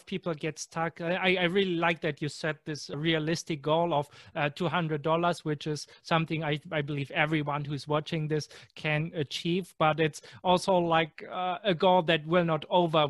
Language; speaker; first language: English; non-native, fluent; German